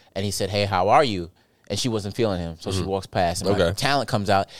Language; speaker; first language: English; native; English